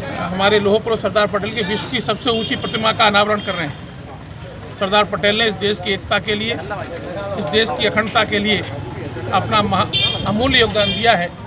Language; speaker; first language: Hindi; native; Hindi